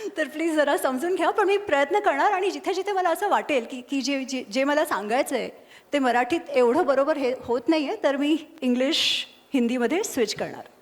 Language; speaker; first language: Marathi; non-native, local second language; Gujarati